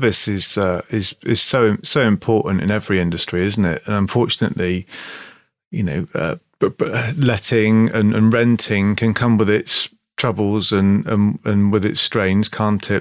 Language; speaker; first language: English; native; English